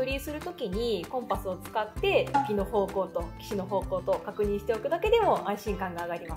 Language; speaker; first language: Japanese; native; Japanese